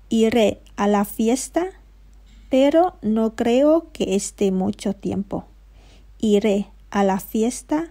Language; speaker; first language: Spanish; non-native, fluent; Thai